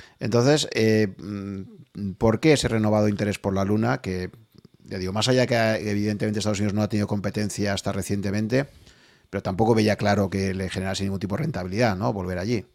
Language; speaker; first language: Spanish; native; Spanish